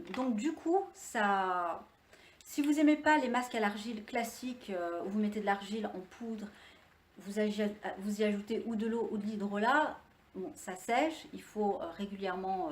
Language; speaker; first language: French; native; French